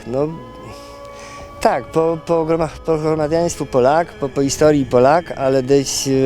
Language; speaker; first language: Polish; non-native, learner; Ukrainian